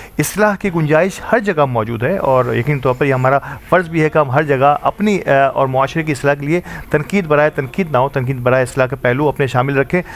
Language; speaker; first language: Urdu; native; Urdu